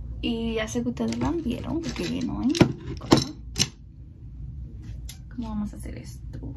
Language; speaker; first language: Spanish; early bilingual, heritage; Spanish